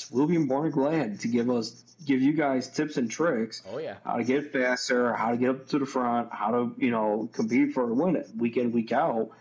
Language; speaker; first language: English; native; English